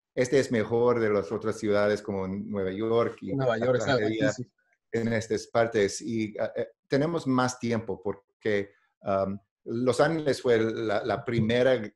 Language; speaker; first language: Spanish; non-native, learner; English